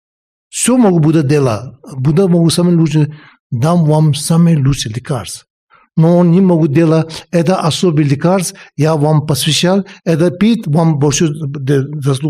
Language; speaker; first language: Russian; non-native, learner; Tibetan